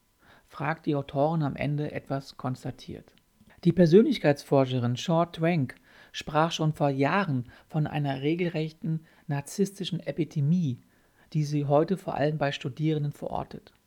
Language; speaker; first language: German; native; German